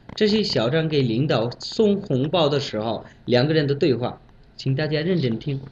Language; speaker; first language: Chinese; non-native, fluent; Bangla